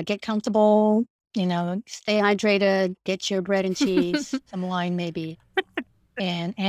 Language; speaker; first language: English; non-native, fluent; Indonesian